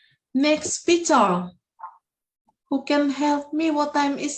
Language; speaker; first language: English; non-native, learner; Indonesian